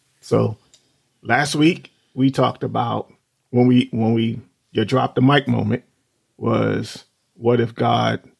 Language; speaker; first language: English; native; English